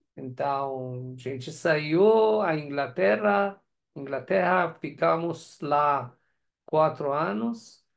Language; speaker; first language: Portuguese; non-native, learner; Persian